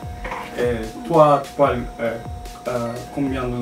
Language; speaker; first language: French; non-native, learner; Japanese